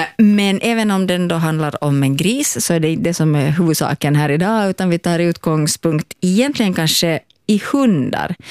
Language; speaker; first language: Swedish; native; Swedish